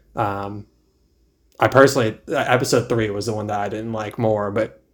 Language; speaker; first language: English; native; English